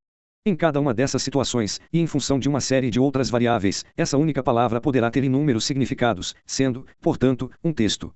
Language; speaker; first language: Portuguese; native; Portuguese